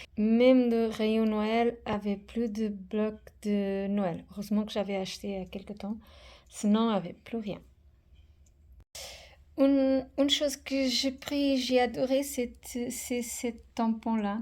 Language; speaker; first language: French; non-native, fluent; Portuguese